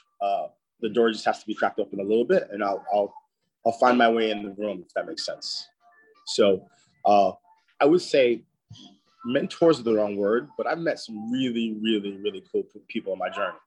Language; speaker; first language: English; native; English